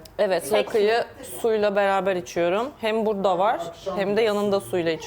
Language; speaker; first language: Turkish; non-native, learner; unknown